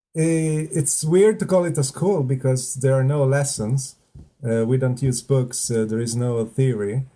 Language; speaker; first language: English; non-native, fluent; Italian